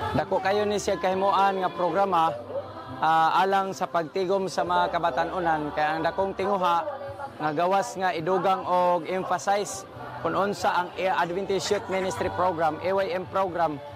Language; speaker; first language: Cebuano; native; Cebuano